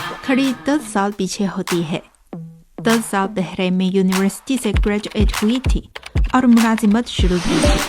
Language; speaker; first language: Urdu; non-native, fluent; Chinese